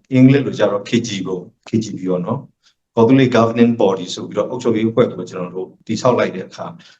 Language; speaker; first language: Burmese; non-native, local second language; S'gaw Karen